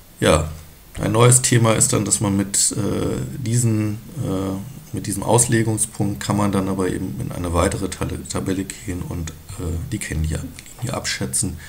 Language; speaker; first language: German; native; German